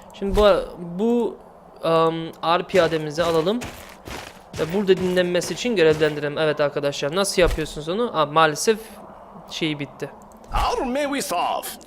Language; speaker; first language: Turkish; native; Turkish